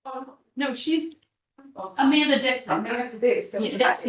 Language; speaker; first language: English; native; English